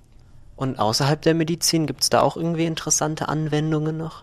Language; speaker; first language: German; native; German